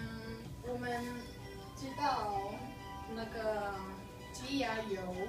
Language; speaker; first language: Chinese; non-native, learner; Spanish